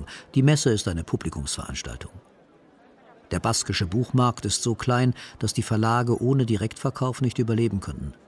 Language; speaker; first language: German; native; German